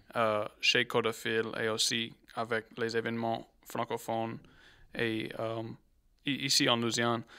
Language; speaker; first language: French; non-native, local second language; English